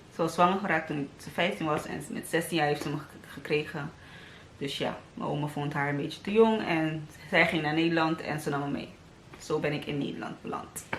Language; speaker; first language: Dutch; early bilingual, other home language; Papiamento